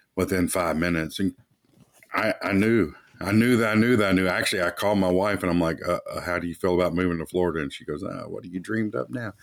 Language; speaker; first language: English; native; English